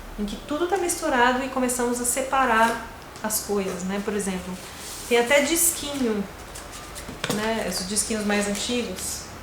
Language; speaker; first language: Portuguese; native; Portuguese